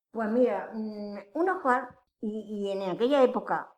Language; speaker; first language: Spanish; native; Spanish